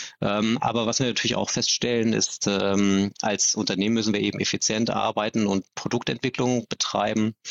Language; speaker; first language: German; native; German